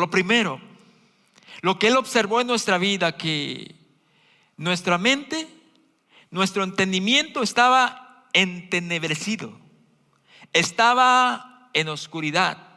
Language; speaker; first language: Spanish; native; Spanish